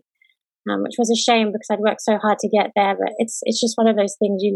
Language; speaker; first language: English; native; English